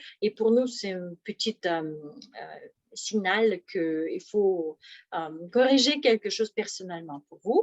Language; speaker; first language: French; non-native, fluent; Russian